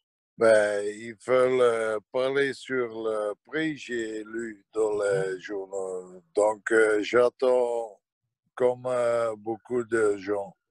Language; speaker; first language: French; non-native, local second language; Dutch